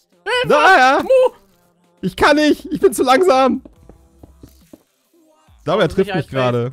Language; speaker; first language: German; native; German